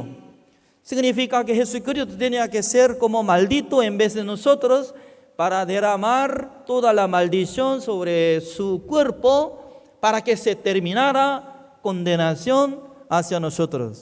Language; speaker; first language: Spanish; non-native, fluent; Korean